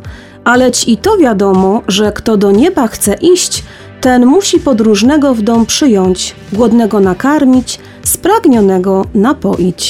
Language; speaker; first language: Polish; native; Polish